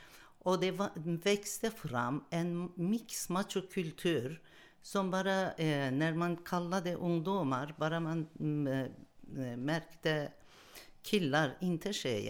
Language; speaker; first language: Swedish; non-native, learner; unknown